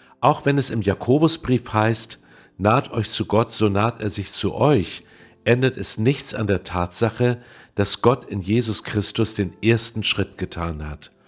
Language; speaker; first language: German; native; German